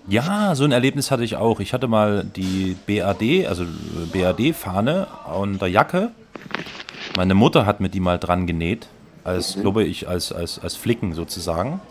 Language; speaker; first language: German; native; German